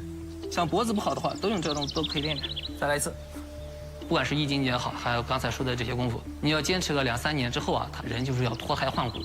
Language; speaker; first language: Chinese; native; Chinese